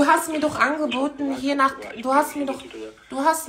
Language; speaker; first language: German; native; German